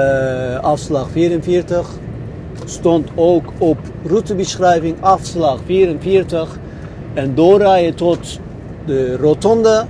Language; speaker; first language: Dutch; non-native, fluent; Turkish